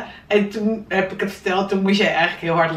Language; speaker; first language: Dutch; native; Dutch